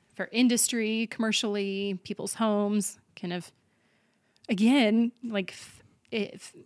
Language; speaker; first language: English; native; English